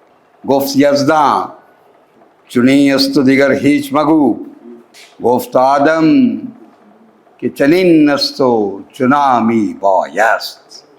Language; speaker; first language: Persian; non-native, fluent; Urdu